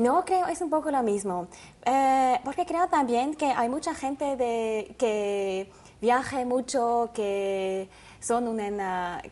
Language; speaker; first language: Spanish; non-native, learner; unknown